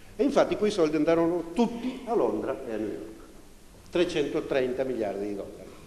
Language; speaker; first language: Italian; non-native, fluent; Spanish